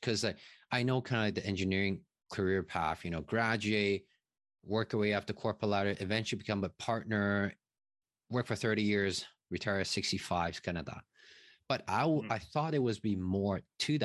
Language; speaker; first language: English; non-native, fluent; Chinese